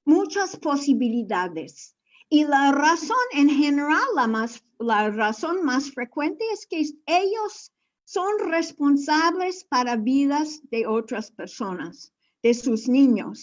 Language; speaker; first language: Spanish; non-native, fluent; English